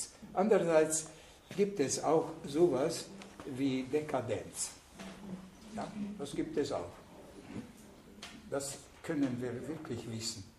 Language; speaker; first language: German; non-native, fluent; Hungarian